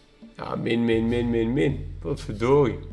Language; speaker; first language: Dutch; native; Dutch